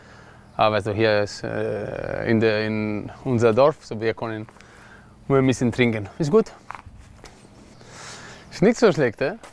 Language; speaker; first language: German; non-native, learner; Spanish